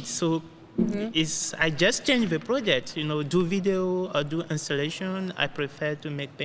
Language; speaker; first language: English; non-native, learner; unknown